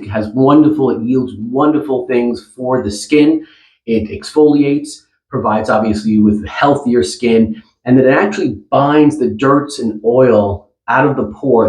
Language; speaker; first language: English; native; English